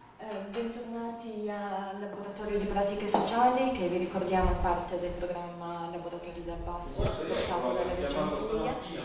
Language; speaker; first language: Italian; native; Italian